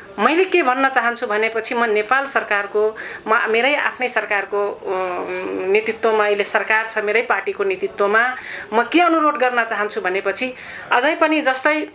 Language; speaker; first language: Nepali; non-native, local second language; Rana Tharu